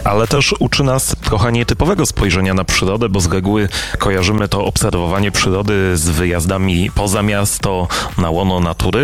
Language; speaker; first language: Polish; native; Polish